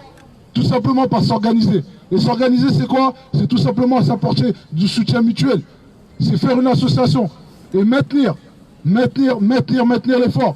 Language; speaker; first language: French; native; French